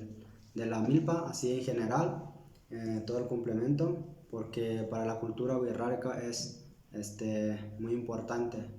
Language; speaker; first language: Spanish; non-native, local second language; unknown